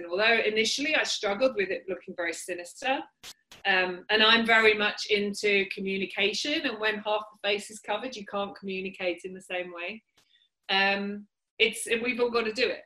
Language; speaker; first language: English; native; English